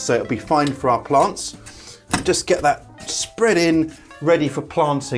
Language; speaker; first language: English; native; English